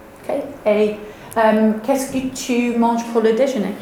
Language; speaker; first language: French; non-native, fluent; English